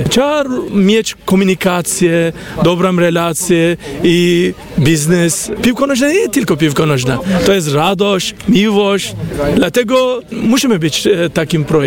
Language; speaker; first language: Polish; non-native, learner; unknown